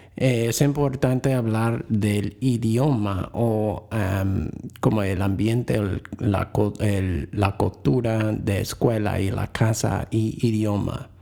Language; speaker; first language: Spanish; non-native, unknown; English